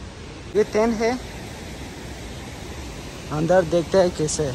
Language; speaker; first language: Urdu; non-native, learner; Persian